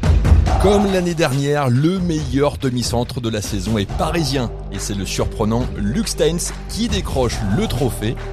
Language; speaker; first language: French; native; French